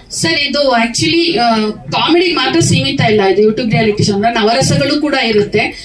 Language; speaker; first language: Kannada; native; Kannada